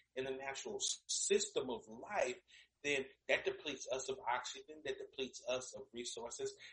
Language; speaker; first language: English; native; English